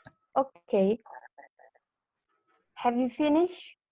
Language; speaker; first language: English; non-native, learner; Indonesian